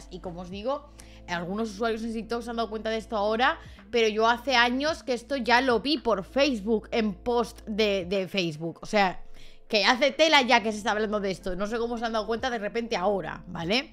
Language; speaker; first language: Spanish; native; Spanish